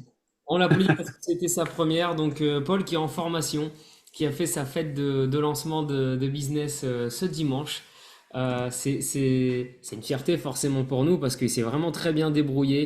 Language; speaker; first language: French; native; French